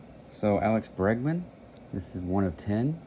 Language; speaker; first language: English; native; English